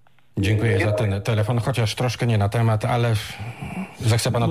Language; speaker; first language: Polish; native; Polish